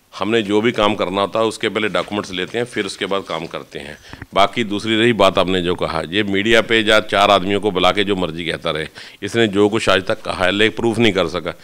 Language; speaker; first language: Hindi; non-native, local second language; Punjabi